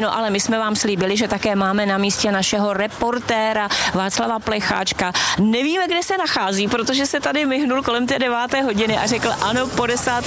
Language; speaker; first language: Czech; native; Czech